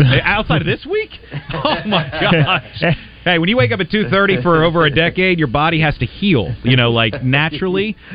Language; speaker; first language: English; native; English